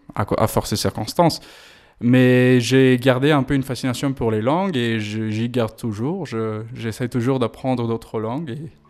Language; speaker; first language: French; non-native, fluent; Tamil